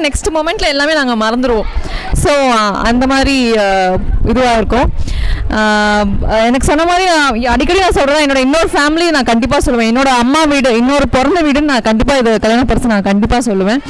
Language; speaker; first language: Tamil; non-native, fluent; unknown